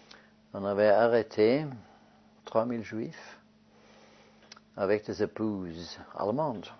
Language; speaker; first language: French; non-native, fluent; Norwegian